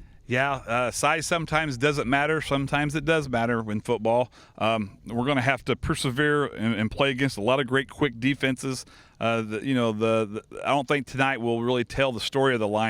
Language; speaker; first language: English; native; English